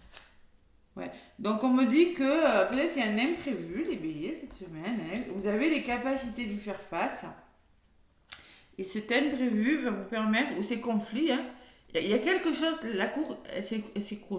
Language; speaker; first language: French; native; French